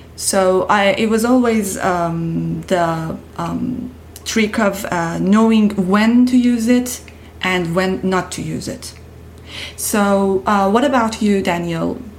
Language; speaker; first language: English; non-native, fluent; Persian